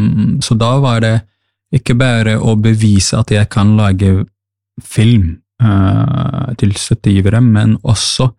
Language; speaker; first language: Norwegian; non-native, fluent; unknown